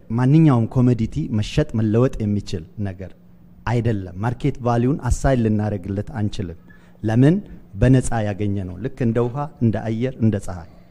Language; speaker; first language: Amharic; non-native, local second language; Oromo